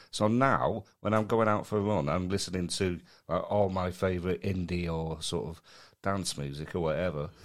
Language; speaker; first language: English; native; English